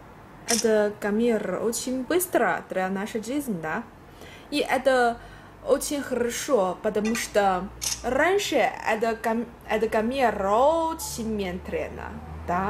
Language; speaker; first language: Russian; non-native, learner; Chinese